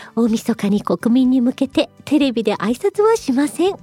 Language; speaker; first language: Japanese; native; Japanese